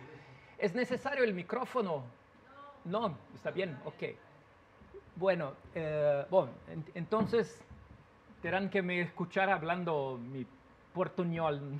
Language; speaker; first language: Spanish; non-native, learner; Portuguese